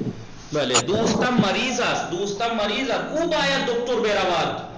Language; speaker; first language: Persian; non-native, fluent; Urdu